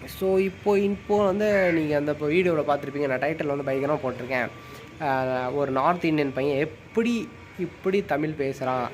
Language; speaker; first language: Tamil; non-native, local second language; Hindi